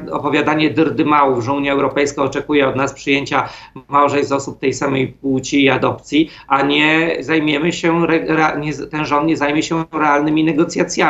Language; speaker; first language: Polish; native; Polish